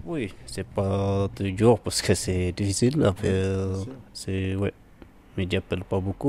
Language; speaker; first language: French; non-native, learner; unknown